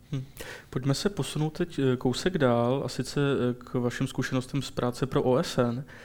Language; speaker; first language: Czech; native; Czech